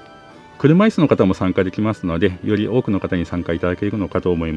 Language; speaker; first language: Japanese; native; Japanese